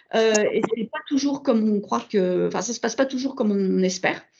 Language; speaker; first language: French; native; French